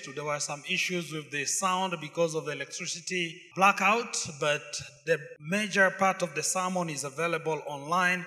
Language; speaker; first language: English; non-native, fluent; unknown